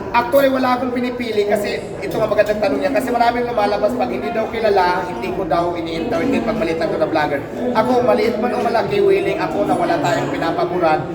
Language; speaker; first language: Filipino; non-native, local second language; Waray